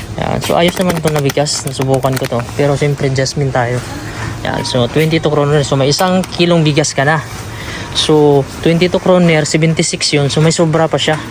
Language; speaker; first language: Filipino; native; Filipino